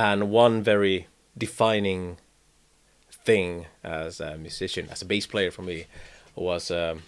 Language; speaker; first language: English; non-native, fluent; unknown